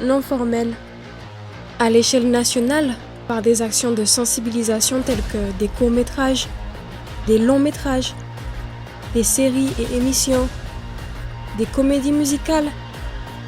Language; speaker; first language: French; native; French